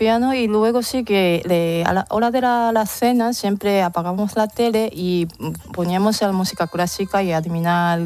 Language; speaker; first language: Spanish; non-native, fluent; Japanese